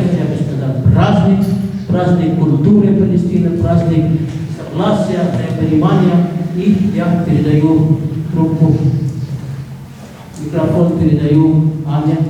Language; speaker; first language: Russian; non-native, fluent; Arabic